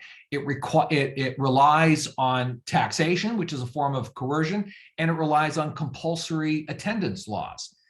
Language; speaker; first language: English; native; English